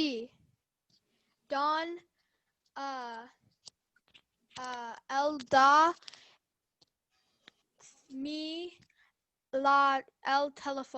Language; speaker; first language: Spanish; non-native, learner; English